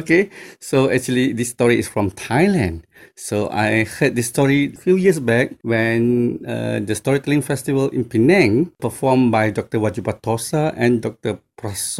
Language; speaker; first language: English; non-native, local second language; Chinese